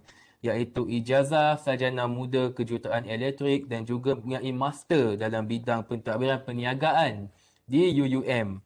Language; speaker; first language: Malay; native; Malay